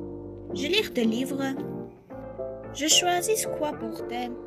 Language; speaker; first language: French; non-native, learner; Armenian